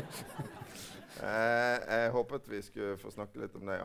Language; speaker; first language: Norwegian; native; Norwegian